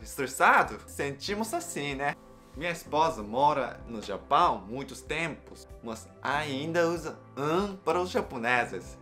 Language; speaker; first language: Portuguese; non-native, learner; Japanese